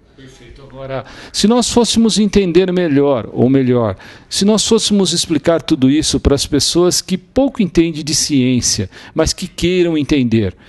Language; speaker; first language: Portuguese; native; Portuguese